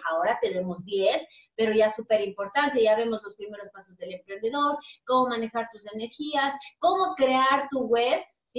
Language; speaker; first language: Spanish; native; Spanish